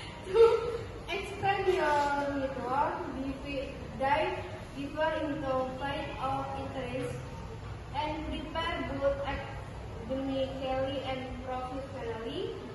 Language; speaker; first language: English; non-native, learner; Indonesian